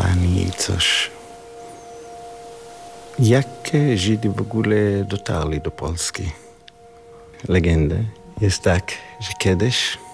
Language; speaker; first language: Polish; non-native, learner; Hebrew